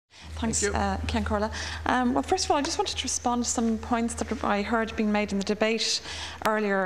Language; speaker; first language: English; native; English